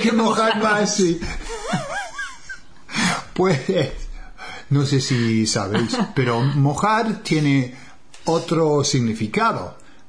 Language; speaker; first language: Spanish; non-native, fluent; English